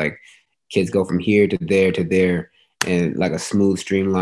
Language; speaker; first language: English; native; English